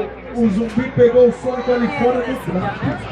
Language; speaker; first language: Portuguese; native; Portuguese